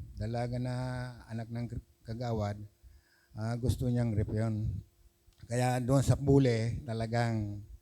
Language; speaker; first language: Filipino; non-native, local second language; Masbatenyo